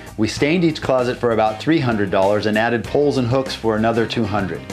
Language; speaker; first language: English; native; English